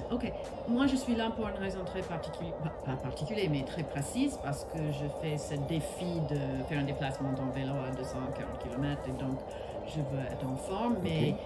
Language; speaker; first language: French; non-native, fluent; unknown